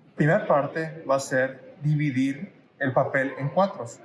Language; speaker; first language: Spanish; early bilingual, heritage; Spanish